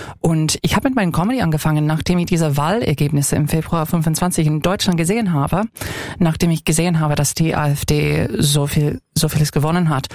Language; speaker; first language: German; non-native, fluent; English